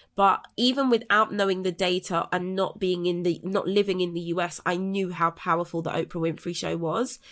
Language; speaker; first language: English; native; English